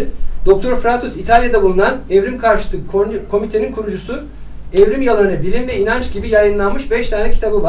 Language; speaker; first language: Turkish; native; Turkish